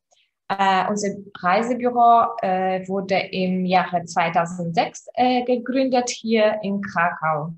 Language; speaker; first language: German; non-native, fluent; Polish